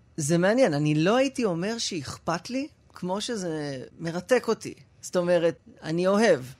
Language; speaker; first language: Hebrew; native; Hebrew